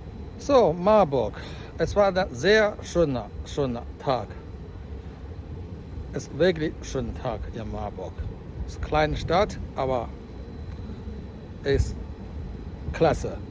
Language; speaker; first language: German; non-native, fluent; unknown